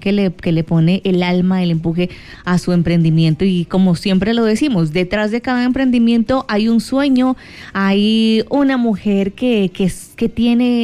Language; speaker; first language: Spanish; native; Spanish